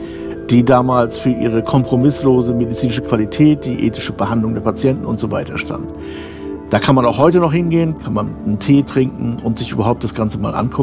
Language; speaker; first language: German; native; German